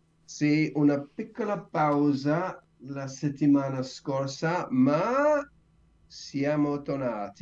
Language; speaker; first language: Italian; non-native, learner; English